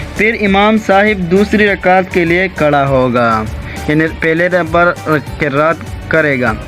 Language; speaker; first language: Urdu; non-native, local second language; Pashto